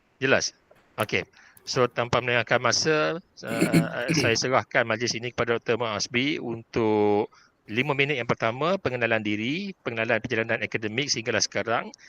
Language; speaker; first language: Malay; native; Malay